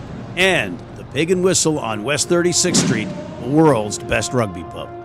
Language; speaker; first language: English; native; English